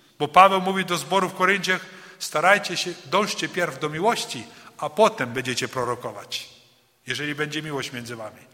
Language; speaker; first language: Polish; early bilingual, heritage; Polish